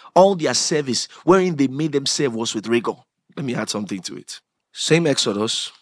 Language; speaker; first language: English; non-native, local second language; Akan